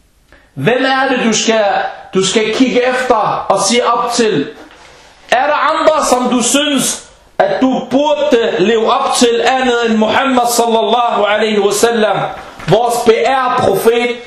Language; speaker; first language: Danish; non-native, fluent; Arabic